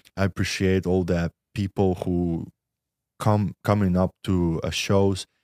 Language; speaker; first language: English; non-native, learner; Russian